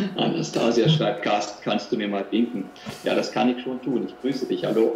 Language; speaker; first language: German; native; German